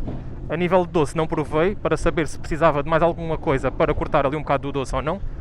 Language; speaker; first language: Portuguese; native; Portuguese